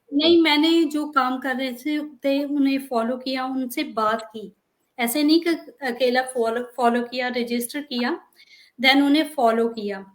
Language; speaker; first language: Hindi; non-native, local second language; Punjabi